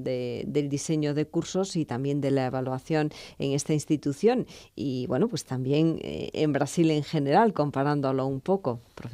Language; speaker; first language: Spanish; native; Spanish